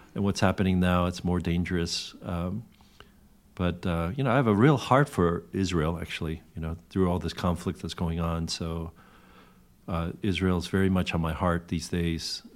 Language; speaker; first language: English; early bilingual, other home language; Korean